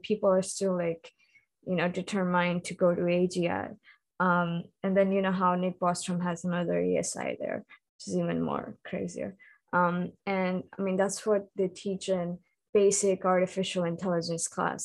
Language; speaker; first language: English; non-native, local second language; Hindi